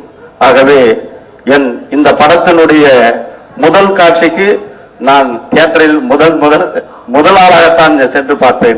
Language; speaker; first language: Tamil; native; Tamil